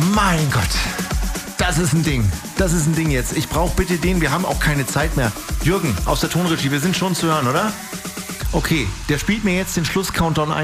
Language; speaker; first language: German; native; German